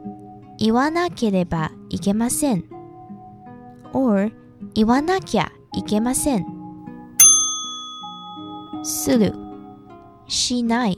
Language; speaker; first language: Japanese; non-native, fluent; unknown